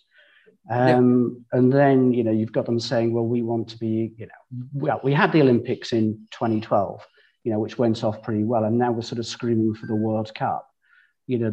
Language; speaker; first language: English; native; English